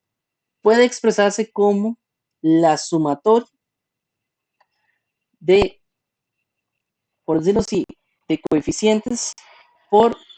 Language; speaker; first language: Spanish; native; Spanish